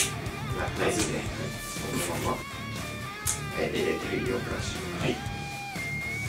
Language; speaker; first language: Japanese; native; Japanese